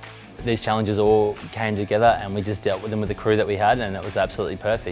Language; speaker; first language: English; native; English